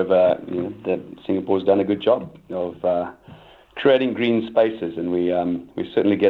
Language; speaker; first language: English; native; English